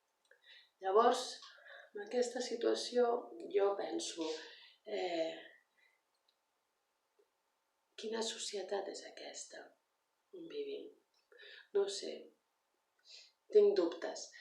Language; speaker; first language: Catalan; non-native, learner; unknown